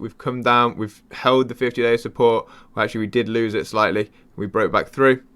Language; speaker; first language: English; native; English